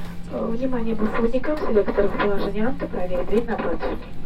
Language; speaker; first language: Russian; native; Russian